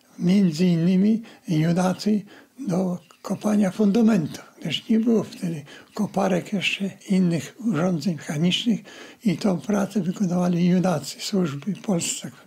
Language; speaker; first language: Polish; native; Polish